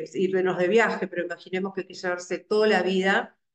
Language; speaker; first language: Spanish; native; Spanish